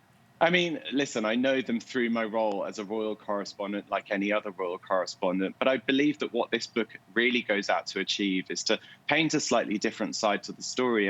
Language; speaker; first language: English; native; English